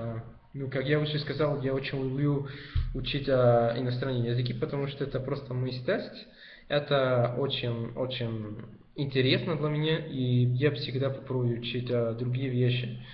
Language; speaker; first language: Russian; non-native, learner; Spanish